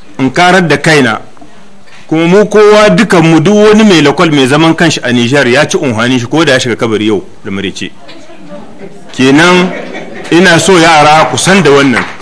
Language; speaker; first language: Hausa; native; Hausa